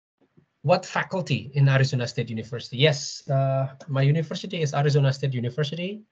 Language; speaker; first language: English; non-native, fluent; Indonesian